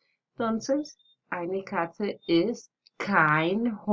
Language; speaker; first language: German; non-native, fluent; Spanish